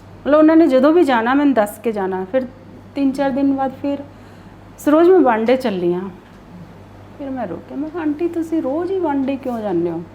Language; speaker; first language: Punjabi; non-native, local second language; Hindi